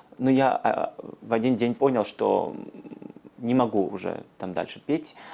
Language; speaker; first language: Russian; non-native, local second language; Georgian